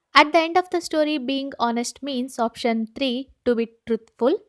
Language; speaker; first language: English; non-native, local second language; Kannada